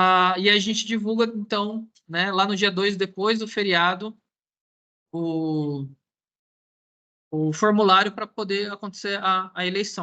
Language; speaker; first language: Portuguese; native; Portuguese